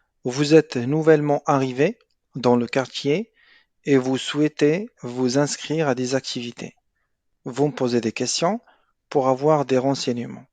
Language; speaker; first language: French; non-native, local second language; Arabic